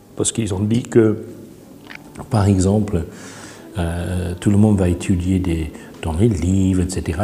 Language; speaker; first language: French; non-native, fluent; English